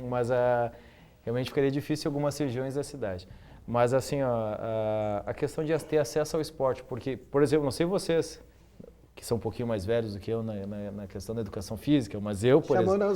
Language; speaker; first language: Portuguese; native; Portuguese